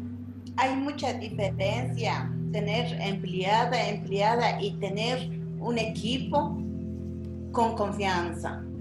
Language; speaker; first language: Spanish; non-native, local second language; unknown